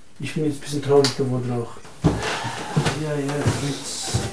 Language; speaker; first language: German; non-native, learner; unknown